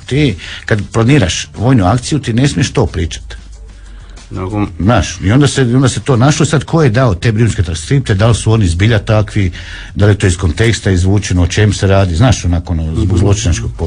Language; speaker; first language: Croatian; native; Croatian